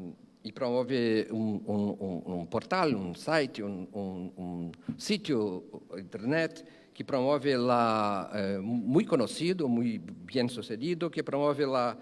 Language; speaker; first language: Spanish; non-native, fluent; Portuguese